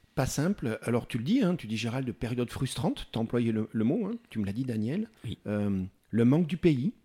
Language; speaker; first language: French; native; French